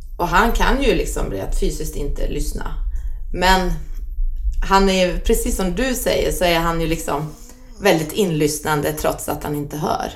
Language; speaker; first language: Swedish; native; Swedish